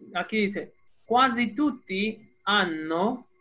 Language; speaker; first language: Italian; non-native, fluent; Spanish